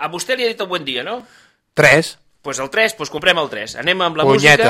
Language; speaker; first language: Catalan; native; Catalan